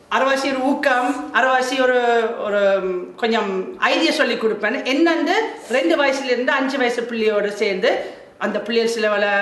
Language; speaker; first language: Tamil; non-native, fluent; German